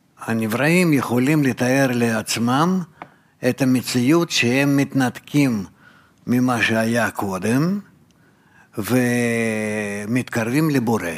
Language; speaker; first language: Hebrew; non-native, fluent; Russian